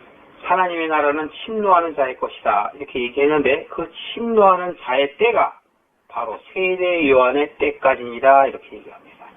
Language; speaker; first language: Korean; native; Korean